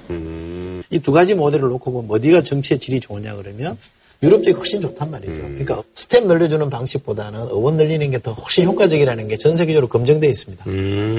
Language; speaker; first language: Korean; native; Korean